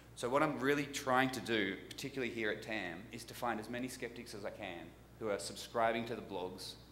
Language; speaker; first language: English; native; English